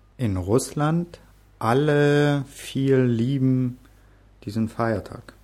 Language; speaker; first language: German; native; German